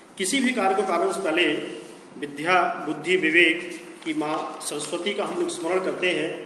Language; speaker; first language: Hindi; native; Hindi